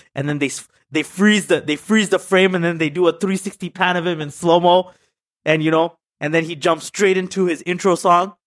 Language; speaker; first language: English; early bilingual, other home language; Tamil